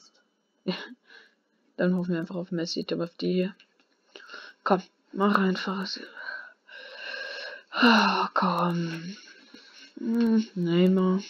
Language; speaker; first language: German; native; German